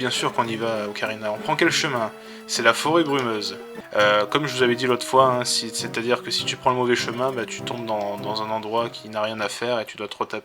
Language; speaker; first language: French; native; French